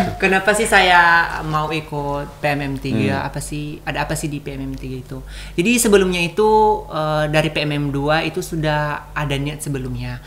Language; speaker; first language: Indonesian; non-native, local second language; Nias